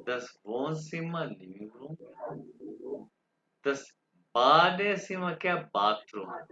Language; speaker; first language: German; non-native, fluent; Urdu